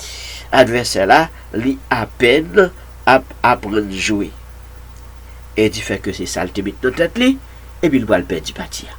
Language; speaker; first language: French; non-native, local second language; Haitian Creole